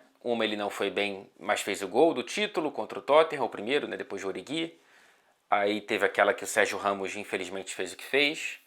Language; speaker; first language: Portuguese; native; Portuguese